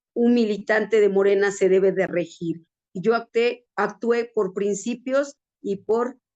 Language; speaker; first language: Spanish; native; Spanish